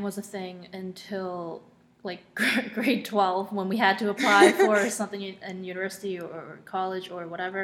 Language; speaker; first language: English; non-native, local second language; Cantonese